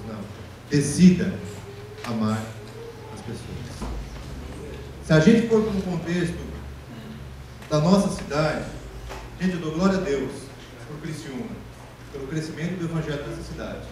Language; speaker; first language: Portuguese; native; Portuguese